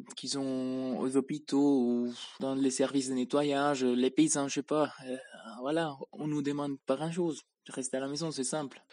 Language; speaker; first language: French; non-native, fluent; Spanish